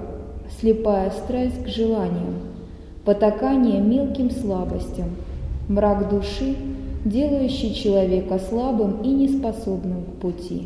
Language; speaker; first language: Russian; native; Russian